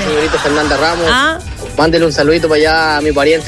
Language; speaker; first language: Spanish; native; Spanish